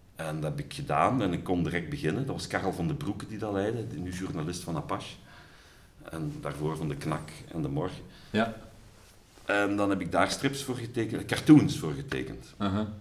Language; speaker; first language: Dutch; native; Dutch